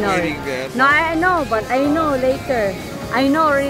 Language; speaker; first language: English; non-native, learner; Filipino